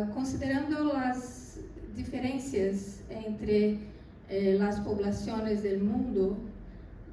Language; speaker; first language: Spanish; non-native, fluent; Portuguese